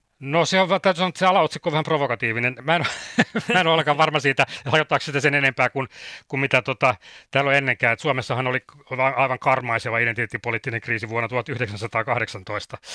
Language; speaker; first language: Finnish; native; Finnish